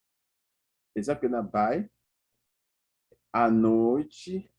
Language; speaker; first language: Portuguese; non-native, learner; Haitian Creole